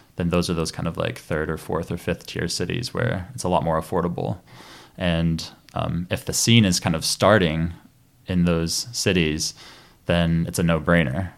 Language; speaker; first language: English; native; English